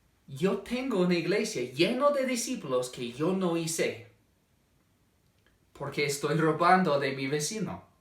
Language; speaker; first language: Spanish; non-native, fluent; English